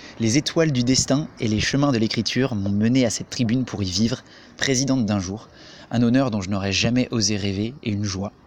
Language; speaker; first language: French; native; French